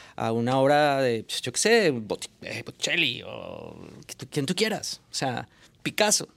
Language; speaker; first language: Spanish; native; Spanish